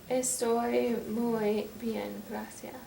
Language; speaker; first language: Spanish; non-native, learner; English